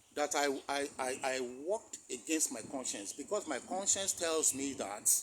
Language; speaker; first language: English; non-native, local second language; Yoruba